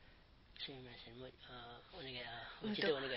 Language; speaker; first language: Japanese; non-native, learner; Nepali